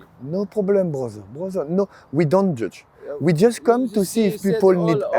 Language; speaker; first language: English; non-native, fluent; French